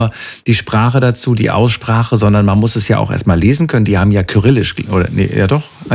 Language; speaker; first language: German; native; German